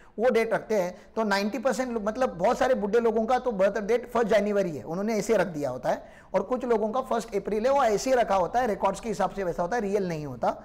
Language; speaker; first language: Hindi; non-native, local second language; Marathi